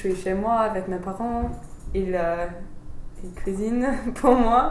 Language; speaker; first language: French; non-native, fluent; English